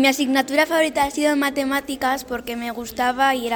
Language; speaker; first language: Spanish; native; Spanish